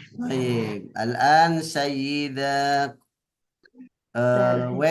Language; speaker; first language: Arabic; non-native, fluent; Indonesian